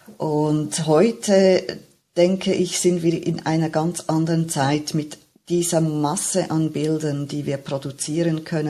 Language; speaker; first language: German; native; German